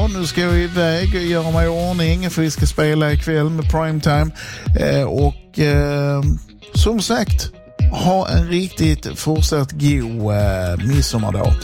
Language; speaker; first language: Swedish; native; Swedish